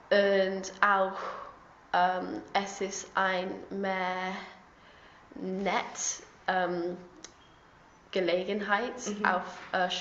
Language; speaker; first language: German; non-native, learner; English